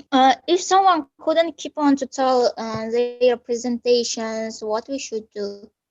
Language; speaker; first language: English; non-native, learner; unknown